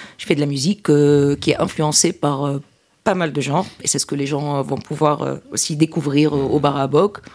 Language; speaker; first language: French; non-native, local second language; Arabic